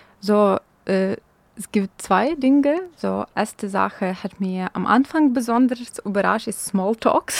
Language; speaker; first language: German; non-native, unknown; Ukrainian